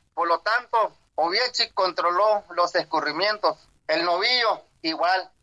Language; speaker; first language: Spanish; non-native, local second language; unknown